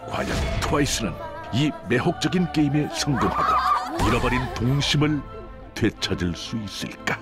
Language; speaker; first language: Korean; native; Korean